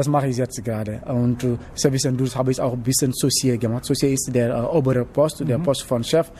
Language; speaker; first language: German; non-native, learner; Wolof